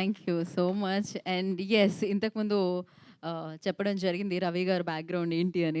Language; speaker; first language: Telugu; native; Telugu